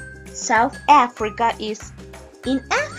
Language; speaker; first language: English; non-native, fluent; Spanish